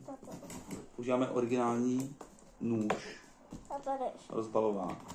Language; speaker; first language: Czech; native; Czech